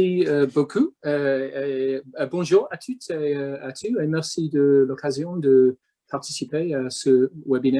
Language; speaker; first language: French; non-native, fluent; English